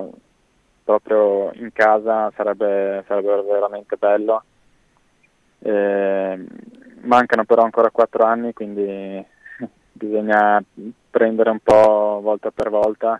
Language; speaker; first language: Italian; native; Italian